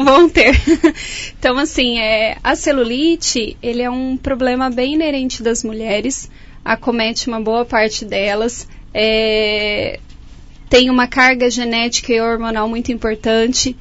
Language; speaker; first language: Portuguese; native; Portuguese